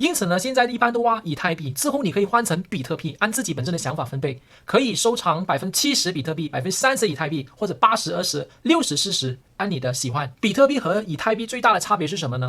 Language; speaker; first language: Chinese; early bilingual, heritage; Chinese